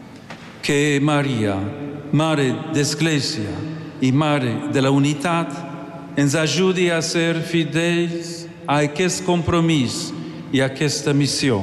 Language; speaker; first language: Catalan; non-native, learner; English